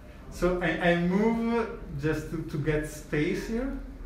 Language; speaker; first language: English; non-native, fluent; Italian